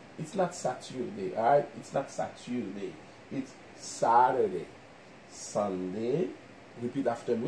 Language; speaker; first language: English; non-native, fluent; Haitian Creole